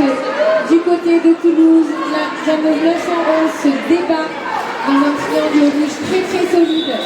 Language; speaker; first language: French; native; French